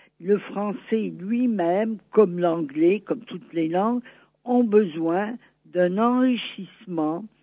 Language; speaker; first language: French; non-native, local second language; Greek